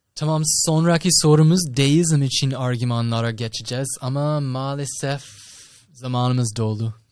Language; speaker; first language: Turkish; non-native, fluent; English